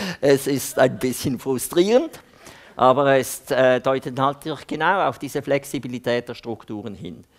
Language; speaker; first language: German; native; German